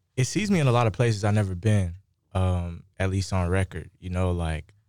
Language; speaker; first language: English; native; English